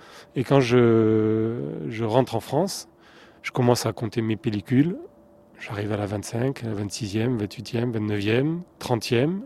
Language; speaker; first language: French; native; French